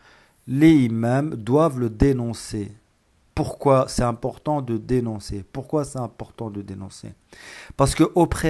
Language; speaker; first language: French; native; French